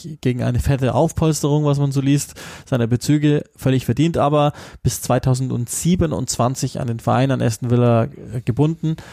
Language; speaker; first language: German; native; German